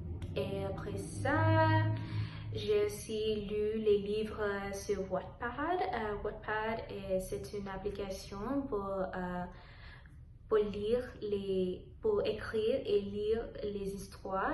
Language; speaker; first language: French; non-native, learner; Telugu